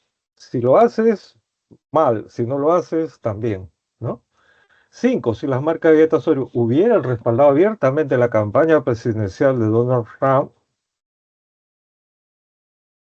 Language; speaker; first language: Spanish; native; Spanish